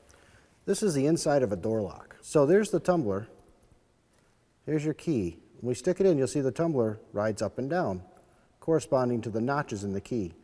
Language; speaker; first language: English; native; English